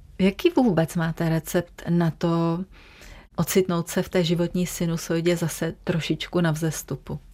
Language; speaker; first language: Czech; native; Czech